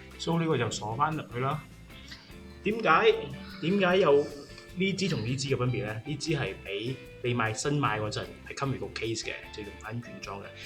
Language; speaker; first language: Cantonese; native; Cantonese